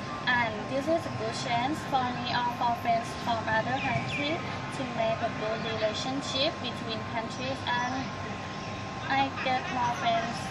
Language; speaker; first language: English; non-native, learner; Thai